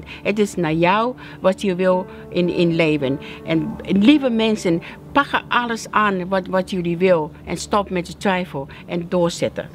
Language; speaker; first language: Dutch; non-native, learner; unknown